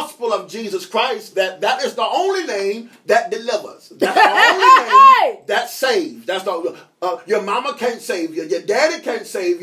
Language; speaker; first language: English; native; English